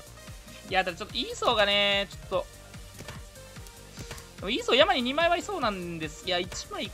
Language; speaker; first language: Japanese; native; Japanese